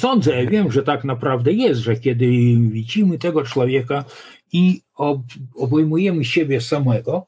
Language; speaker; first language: Polish; non-native, local second language; Lithuanian